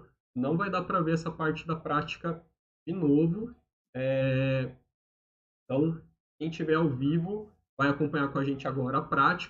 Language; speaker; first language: Portuguese; native; Portuguese